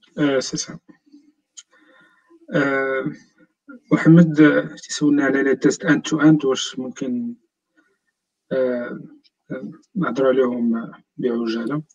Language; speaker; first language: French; non-native, local second language; Arabic